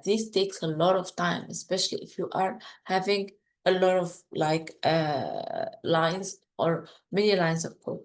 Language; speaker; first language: English; non-native, fluent; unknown